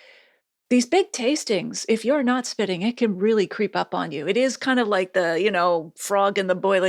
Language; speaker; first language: English; native; English